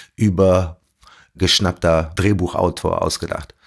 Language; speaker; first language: German; early bilingual, other home language; Arabic